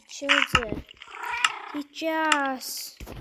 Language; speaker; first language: Russian; non-native, learner; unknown